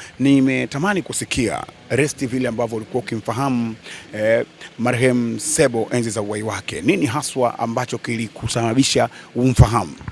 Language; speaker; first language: Swahili; native; Swahili